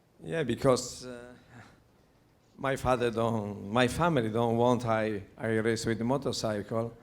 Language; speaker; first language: English; non-native, learner; Italian